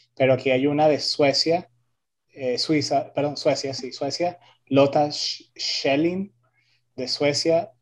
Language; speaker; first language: Spanish; early bilingual, heritage; Spanish